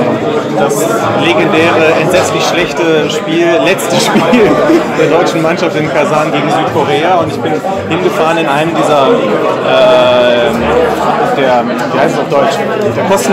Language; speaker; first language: German; native; German